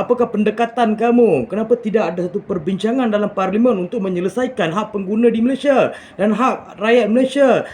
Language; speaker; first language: Malay; non-native, local second language; Tamil